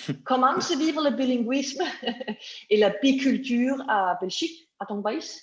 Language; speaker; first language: French; non-native, learner; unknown